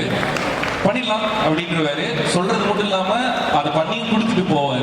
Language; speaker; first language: Tamil; native; Tamil